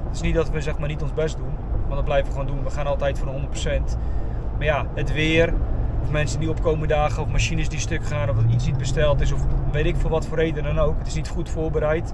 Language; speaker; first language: Dutch; native; Dutch